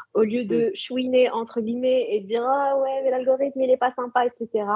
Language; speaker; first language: French; non-native, local second language; Arabic